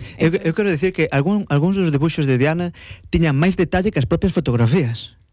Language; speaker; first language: Galician; native; Galician